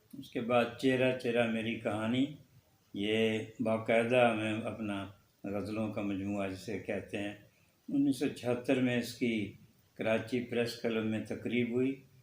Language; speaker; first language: Urdu; non-native, local second language; Punjabi